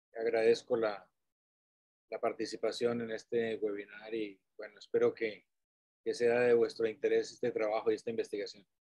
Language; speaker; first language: Spanish; native; Spanish